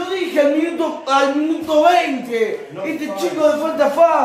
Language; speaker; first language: Spanish; native; Spanish